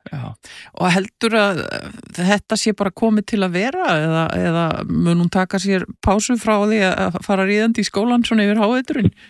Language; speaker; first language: Icelandic; native; Icelandic